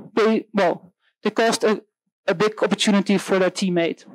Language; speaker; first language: English; non-native, fluent; Dutch